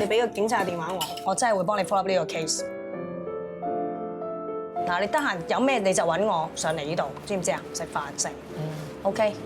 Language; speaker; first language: Cantonese; native; Cantonese